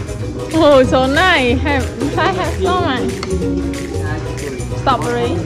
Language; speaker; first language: English; non-native, learner; Khmer